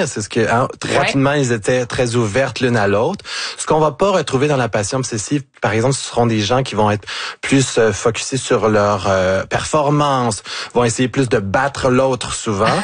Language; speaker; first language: French; native; French